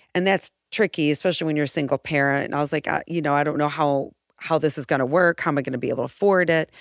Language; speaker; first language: English; native; English